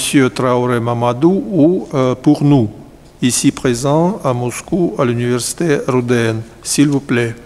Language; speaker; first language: French; non-native, fluent; Russian